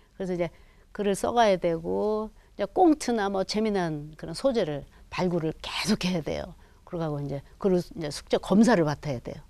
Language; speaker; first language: Korean; native; Korean